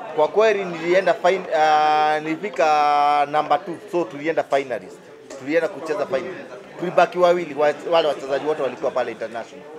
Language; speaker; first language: Swahili; non-native, local second language; Kikuyu